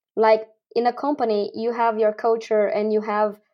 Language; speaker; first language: English; non-native, fluent; Portuguese